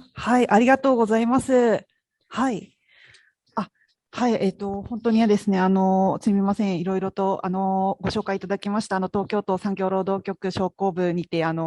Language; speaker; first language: Japanese; native; Japanese